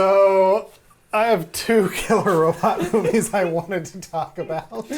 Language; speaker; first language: English; native; English